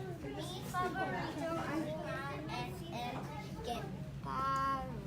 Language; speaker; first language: Spanish; non-native, learner; English